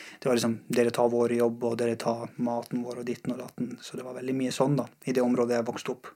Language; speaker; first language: Norwegian; non-native, fluent; Persian